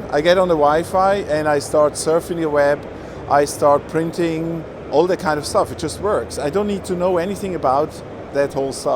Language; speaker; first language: English; non-native, fluent; German